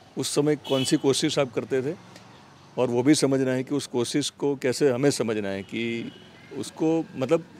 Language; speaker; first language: Hindi; non-native, local second language; Gujarati